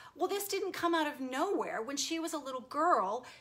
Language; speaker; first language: English; native; English